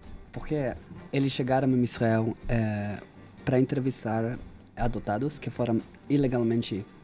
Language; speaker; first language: Portuguese; non-native, fluent; Hebrew